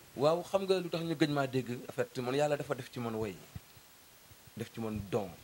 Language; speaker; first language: Wolof; native; Wolof